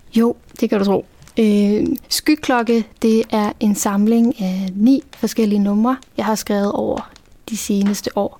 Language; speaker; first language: Danish; native; Danish